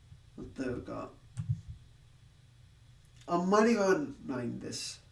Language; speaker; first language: Japanese; non-native, learner; English